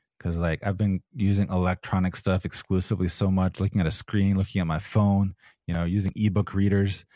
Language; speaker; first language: English; native; English